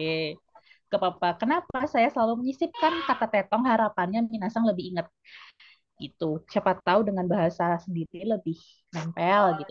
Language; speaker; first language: Indonesian; native; Indonesian